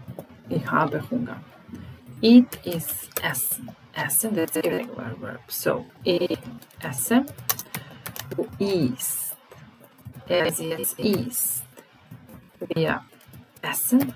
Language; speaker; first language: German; non-native, fluent; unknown